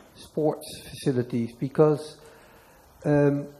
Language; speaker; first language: English; non-native, fluent; Dutch